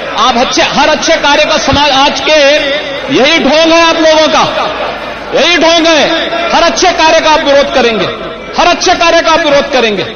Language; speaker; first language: Hindi; native; Hindi